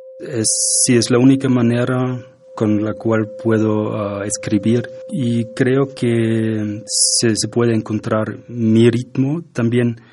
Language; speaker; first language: Spanish; non-native, fluent; German